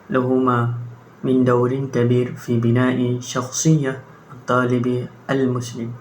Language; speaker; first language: Arabic; non-native, learner; Malay